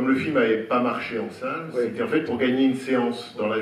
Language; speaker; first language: French; native; French